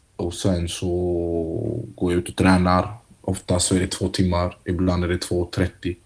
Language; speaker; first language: Swedish; early bilingual, other home language; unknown